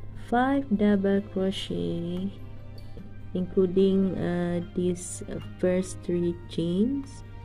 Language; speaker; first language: English; non-native, local second language; Malay